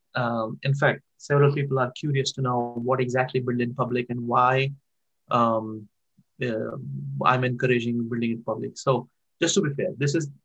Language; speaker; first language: English; non-native, local second language; Marathi